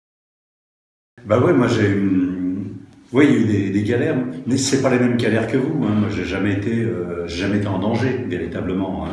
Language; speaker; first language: French; native; French